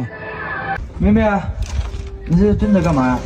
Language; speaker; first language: Chinese; native; Chinese